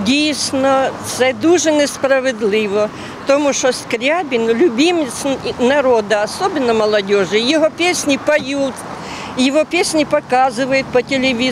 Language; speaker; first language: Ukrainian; non-native, local second language; Russian